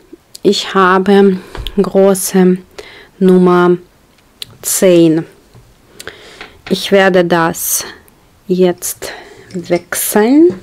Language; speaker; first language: German; non-native, learner; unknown